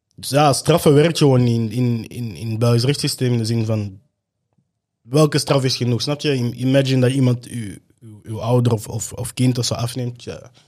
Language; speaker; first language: Dutch; native; Dutch